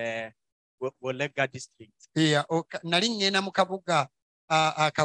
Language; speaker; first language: English; non-native, fluent; Oromo